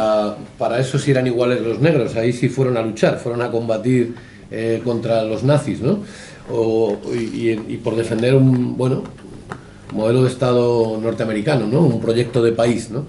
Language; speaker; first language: Spanish; native; Spanish